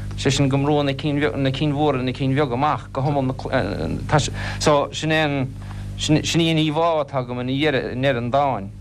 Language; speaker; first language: Irish; non-native, local second language; English